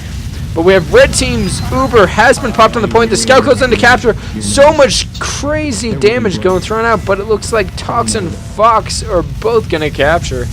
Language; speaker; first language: English; native; English